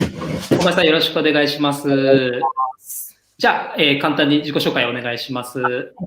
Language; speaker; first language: Japanese; native; Japanese